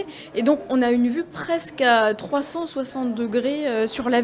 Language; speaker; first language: French; native; French